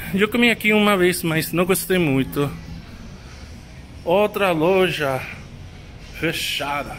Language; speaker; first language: Portuguese; non-native, learner; English